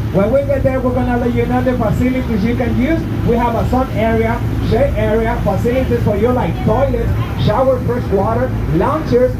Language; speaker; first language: English; non-native, fluent; Spanish